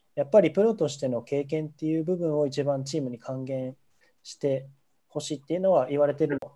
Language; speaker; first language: Japanese; native; Japanese